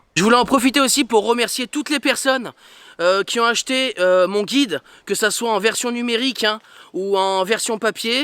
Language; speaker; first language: French; native; French